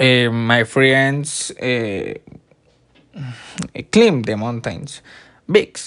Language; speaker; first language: English; non-native, learner; Spanish